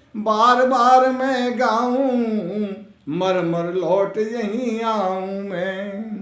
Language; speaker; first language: Hindi; native; Hindi